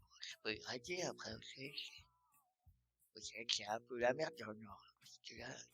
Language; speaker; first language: French; native; French